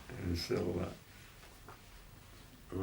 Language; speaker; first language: French; non-native, fluent; Portuguese